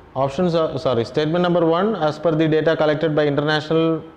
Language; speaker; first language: English; non-native, local second language; Tamil